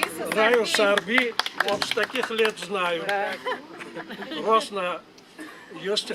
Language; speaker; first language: Russian; non-native, local second language; Karachay-Balkar